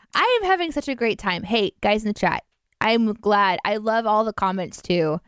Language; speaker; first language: English; native; English